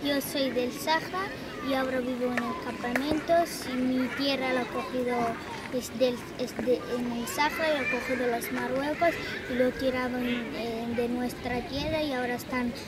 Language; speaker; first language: Spanish; non-native, learner; Arabic